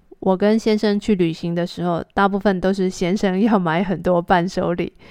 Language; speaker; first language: Chinese; native; Chinese